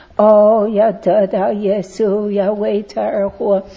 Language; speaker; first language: Chinese; non-native, fluent; English